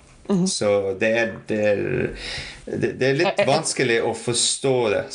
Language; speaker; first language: Norwegian; non-native, fluent; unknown